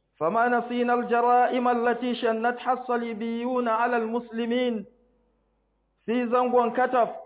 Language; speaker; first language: Arabic; non-native, local second language; Hausa